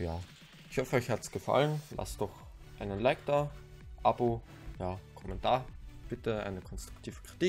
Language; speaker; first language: German; native; German